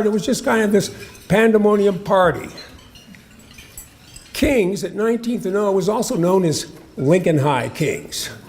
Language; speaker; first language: English; native; English